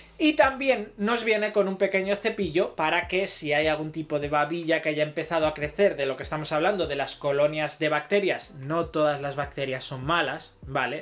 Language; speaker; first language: Spanish; native; Spanish